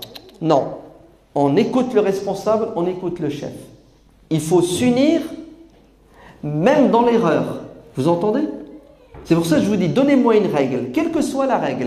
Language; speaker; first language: French; native; French